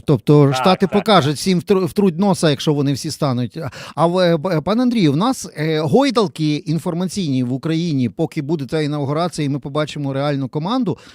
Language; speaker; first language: Ukrainian; native; Ukrainian